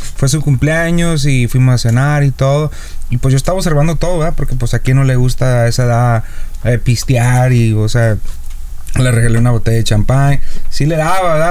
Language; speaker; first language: Spanish; native; Spanish